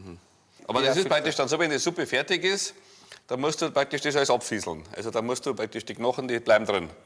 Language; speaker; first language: German; native; German